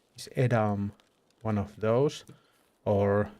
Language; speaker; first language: English; non-native, fluent; Finnish